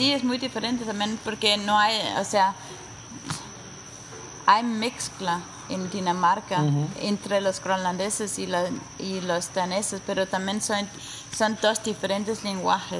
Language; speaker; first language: Spanish; non-native, fluent; Danish